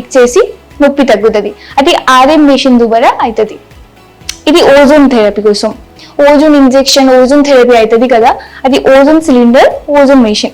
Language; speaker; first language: Telugu; non-native, learner; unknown